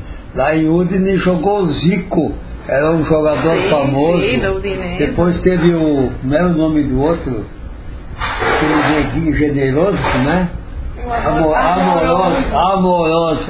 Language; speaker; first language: Portuguese; non-native, local second language; Friulian